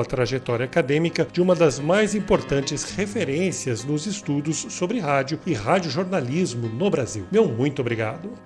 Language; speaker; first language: Portuguese; native; Portuguese